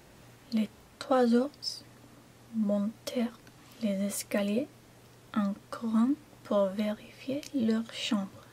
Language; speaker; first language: French; non-native, learner; English